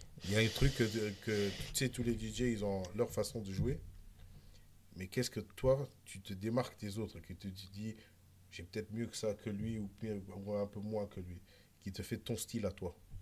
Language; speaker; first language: French; native; French